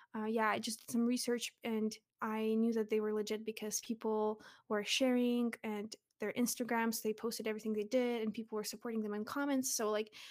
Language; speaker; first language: English; early bilingual, other home language; Russian